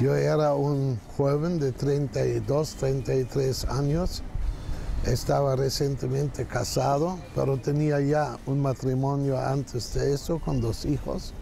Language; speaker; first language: Spanish; non-native, fluent; German